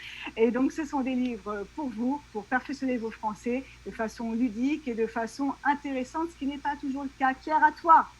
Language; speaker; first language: French; native; French